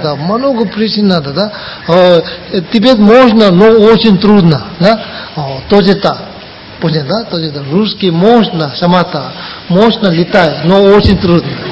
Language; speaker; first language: Russian; non-native, learner; Tibetan